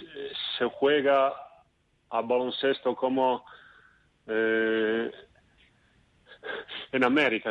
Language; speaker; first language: Spanish; non-native, fluent; Italian